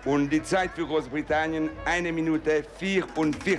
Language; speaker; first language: German; non-native, local second language; Italian